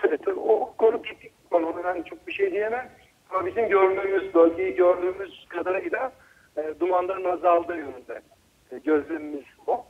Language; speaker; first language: Turkish; native; Turkish